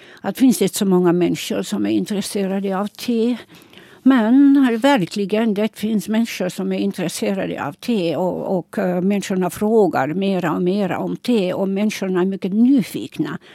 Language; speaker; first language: Swedish; non-native, local second language; Finnish